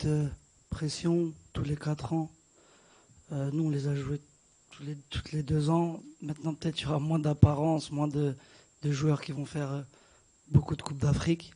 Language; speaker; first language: French; native; French